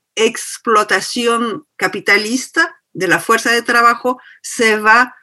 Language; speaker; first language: Spanish; non-native, fluent; French